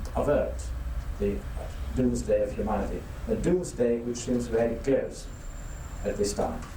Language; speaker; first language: English; non-native, fluent; Greek